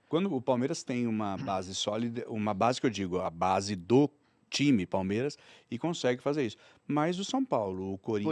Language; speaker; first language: Portuguese; native; Portuguese